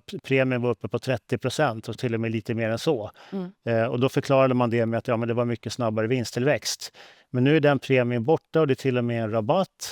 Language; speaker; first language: Swedish; native; Swedish